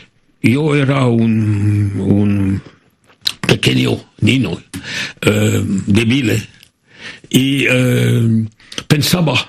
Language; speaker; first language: Spanish; non-native, fluent; French